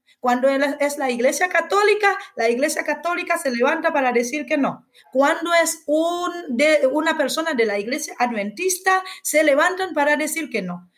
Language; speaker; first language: Spanish; non-native, fluent; Haitian Creole